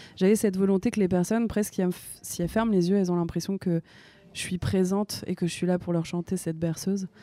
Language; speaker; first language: French; native; French